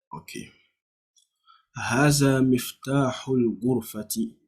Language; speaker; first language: Arabic; non-native, fluent; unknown